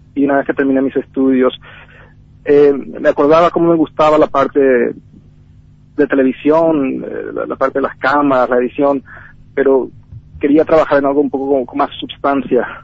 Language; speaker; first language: Spanish; early bilingual, heritage; Spanish